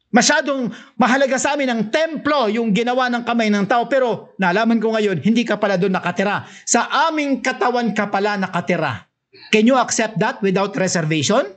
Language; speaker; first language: Filipino; non-native, local second language; Cebuano